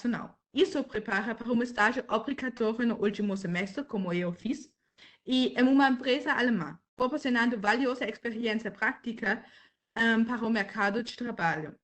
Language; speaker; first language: Portuguese; non-native, fluent; German